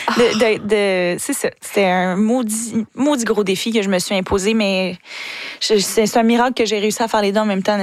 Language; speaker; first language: French; native; French